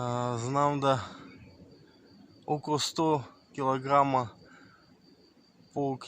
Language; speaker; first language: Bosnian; non-native, learner; Russian